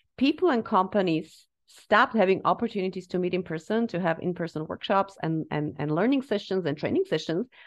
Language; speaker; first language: English; non-native, fluent; Slovak